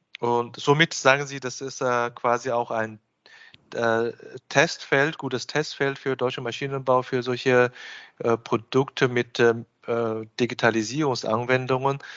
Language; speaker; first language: German; non-native, fluent; Chinese